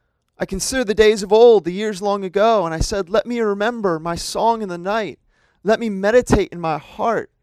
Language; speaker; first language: English; native; English